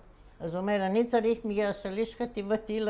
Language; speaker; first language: Hebrew; non-native, fluent; Bulgarian